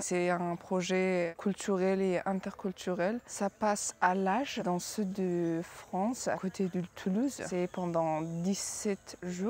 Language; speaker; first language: French; non-native, learner; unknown